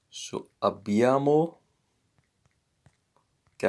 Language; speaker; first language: Italian; non-native, fluent; English